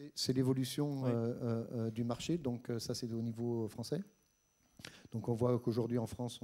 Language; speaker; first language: French; native; French